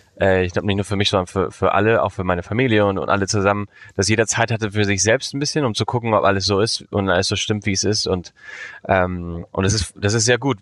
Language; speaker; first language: German; early bilingual, heritage; German